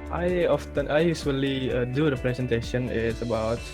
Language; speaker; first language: English; non-native, learner; Indonesian